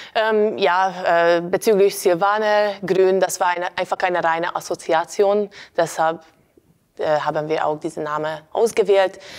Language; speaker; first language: German; non-native, fluent; Hungarian